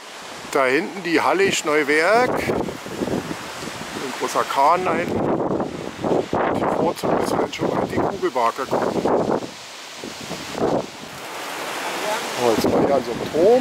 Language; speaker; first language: German; native; German